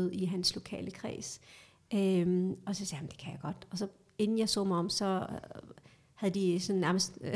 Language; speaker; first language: Danish; early bilingual, other home language; Kurdish